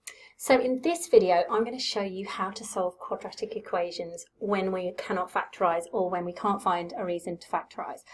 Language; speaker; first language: English; native; English